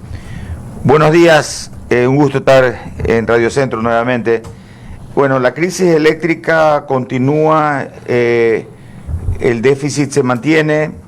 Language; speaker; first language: Spanish; native; Spanish